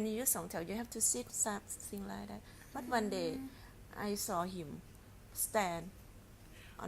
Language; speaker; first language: English; non-native, learner; Thai